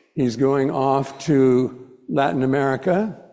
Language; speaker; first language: English; native; English